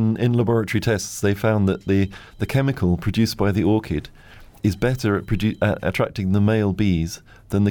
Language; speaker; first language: English; native; English